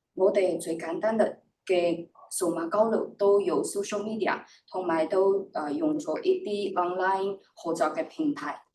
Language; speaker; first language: Cantonese; non-native, fluent; Chinese